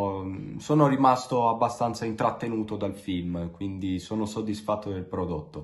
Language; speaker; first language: Italian; native; Italian